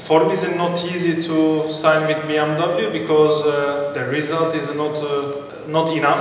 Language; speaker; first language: English; non-native, learner; Turkish